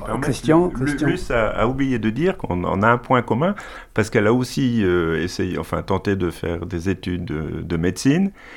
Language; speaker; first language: French; native; French